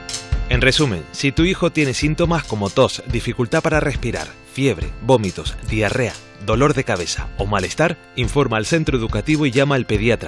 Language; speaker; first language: Spanish; native; Spanish